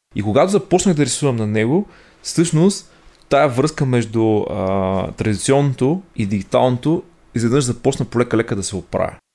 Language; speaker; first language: Bulgarian; native; Bulgarian